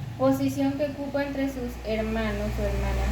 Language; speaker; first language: Spanish; native; Spanish